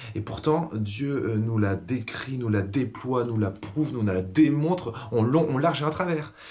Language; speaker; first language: French; native; French